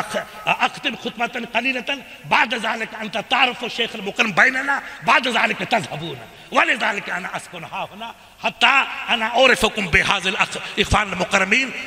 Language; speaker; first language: Arabic; non-native, learner; Urdu